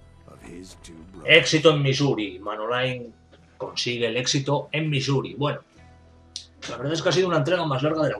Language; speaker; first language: Spanish; native; Spanish